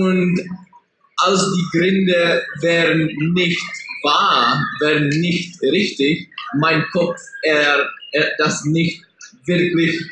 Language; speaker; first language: German; non-native, learner; Czech